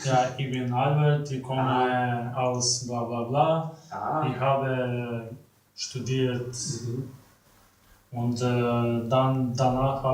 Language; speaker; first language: German; non-native, learner; Slovenian